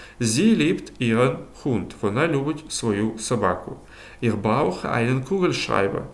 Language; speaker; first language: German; non-native, fluent; Ukrainian